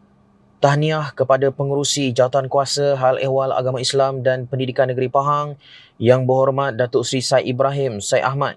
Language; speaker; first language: Malay; native; Malay